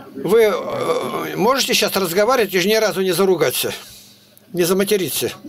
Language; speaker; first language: Russian; native; Russian